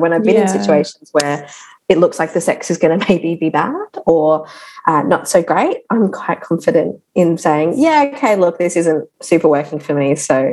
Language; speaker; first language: English; native; English